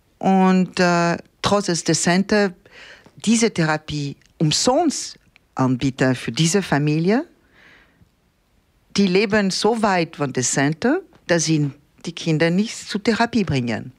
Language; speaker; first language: German; non-native, learner; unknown